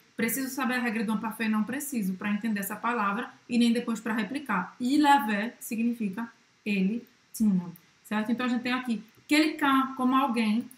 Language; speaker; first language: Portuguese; native; Portuguese